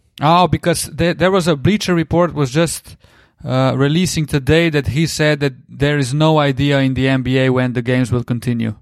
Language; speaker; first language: English; non-native, fluent; Slovenian